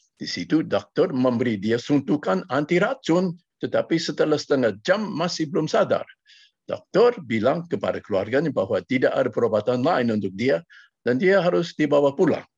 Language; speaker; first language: Malay; non-native, fluent; English